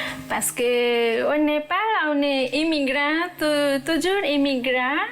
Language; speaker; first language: French; non-native, learner; Nepali